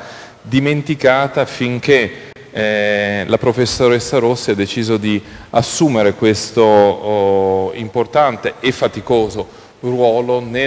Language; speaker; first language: Italian; native; Italian